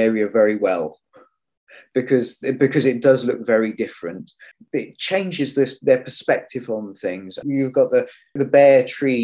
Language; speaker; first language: English; native; English